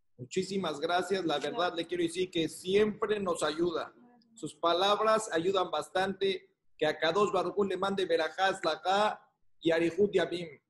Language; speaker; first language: Spanish; native; Spanish